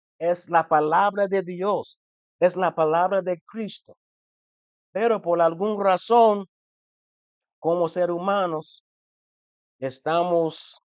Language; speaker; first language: Spanish; non-native, fluent; English